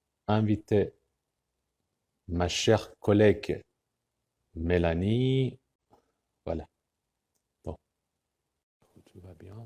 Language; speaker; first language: French; non-native, fluent; Persian